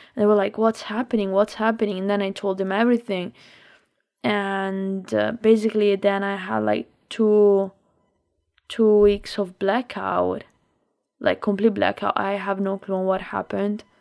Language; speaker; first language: English; non-native, fluent; Italian